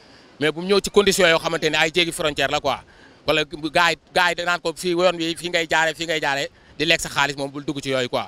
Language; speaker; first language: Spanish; non-native, learner; Wolof